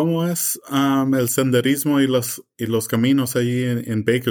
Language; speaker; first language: Spanish; early bilingual, heritage; English